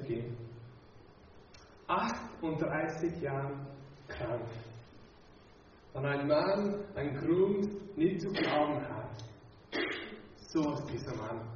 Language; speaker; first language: German; non-native, fluent; English